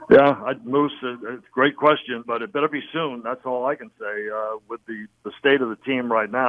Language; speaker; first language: English; native; English